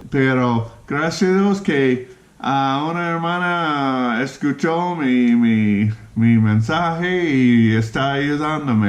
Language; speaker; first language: Spanish; non-native, fluent; English